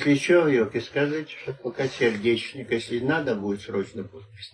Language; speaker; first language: Russian; native; Russian